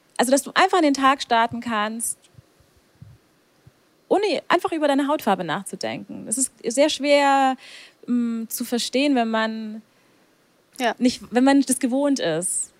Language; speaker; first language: German; native; German